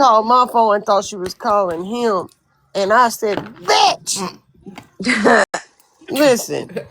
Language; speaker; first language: English; native; English